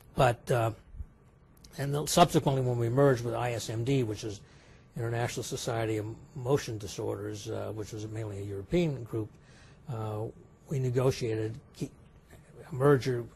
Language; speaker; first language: English; native; English